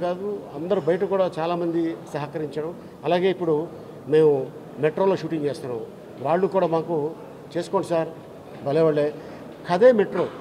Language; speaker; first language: Telugu; native; Telugu